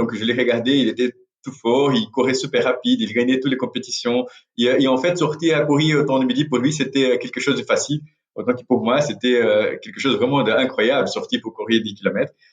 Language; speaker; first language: French; non-native, fluent; Portuguese